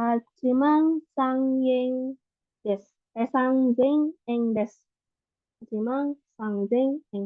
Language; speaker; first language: Japanese; non-native, fluent; Indonesian